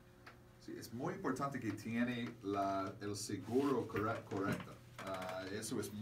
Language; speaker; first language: Spanish; non-native, learner; English